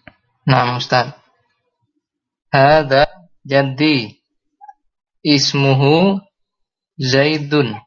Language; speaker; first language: Arabic; non-native, learner; Indonesian